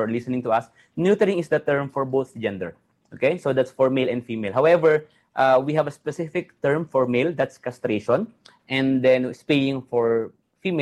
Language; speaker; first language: English; non-native, local second language; Filipino